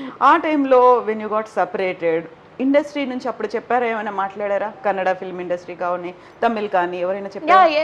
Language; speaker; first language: Telugu; native; Telugu